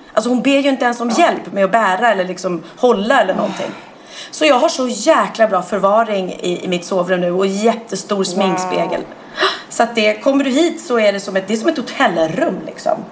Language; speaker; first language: Swedish; native; Swedish